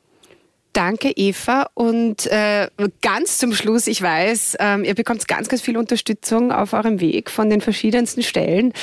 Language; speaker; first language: German; native; German